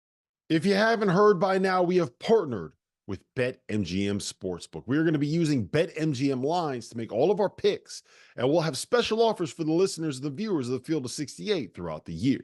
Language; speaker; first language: English; native; English